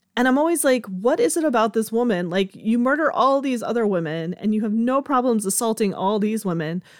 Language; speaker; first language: English; native; English